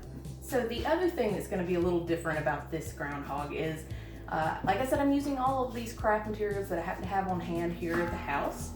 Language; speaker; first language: English; native; English